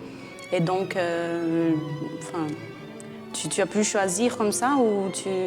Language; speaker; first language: French; non-native, fluent; Portuguese